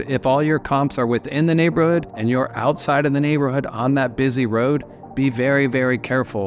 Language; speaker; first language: English; native; English